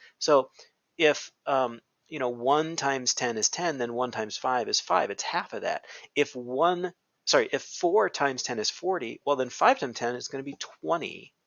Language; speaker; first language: English; native; English